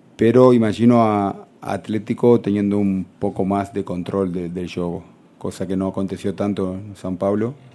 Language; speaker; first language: Spanish; native; Spanish